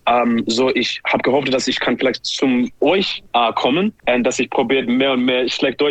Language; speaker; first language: German; non-native, learner; English